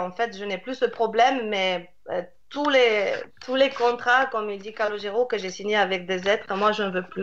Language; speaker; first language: French; non-native, fluent; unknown